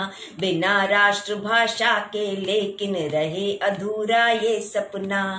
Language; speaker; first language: Hindi; native; Hindi